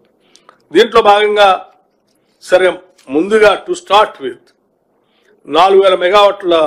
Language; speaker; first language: Telugu; native; Telugu